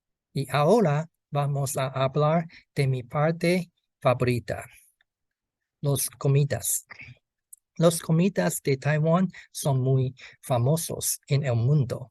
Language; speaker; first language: Spanish; non-native, learner; Chinese